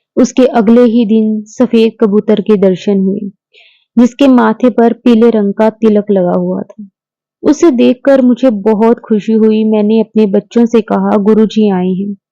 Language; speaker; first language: Hindi; native; Hindi